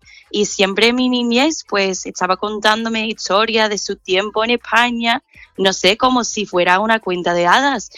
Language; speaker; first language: Spanish; non-native, fluent; English